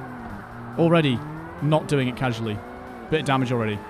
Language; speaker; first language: English; native; English